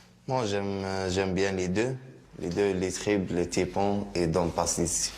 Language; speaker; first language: French; non-native, learner; Arabic